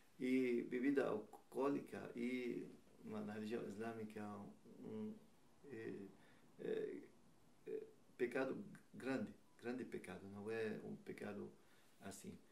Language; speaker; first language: Portuguese; non-native, learner; Arabic